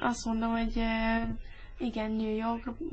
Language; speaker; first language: Hungarian; early bilingual, heritage; English